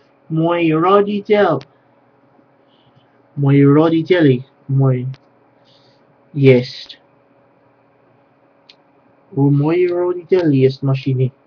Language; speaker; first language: Russian; non-native, learner; English